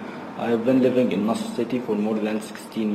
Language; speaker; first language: English; non-native, fluent; Arabic